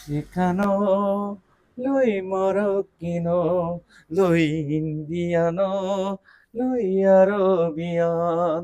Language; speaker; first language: Italian; non-native, learner; Bangla